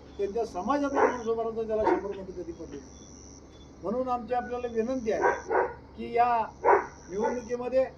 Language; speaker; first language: Marathi; native; Marathi